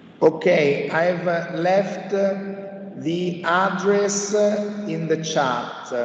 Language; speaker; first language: English; non-native, fluent; Italian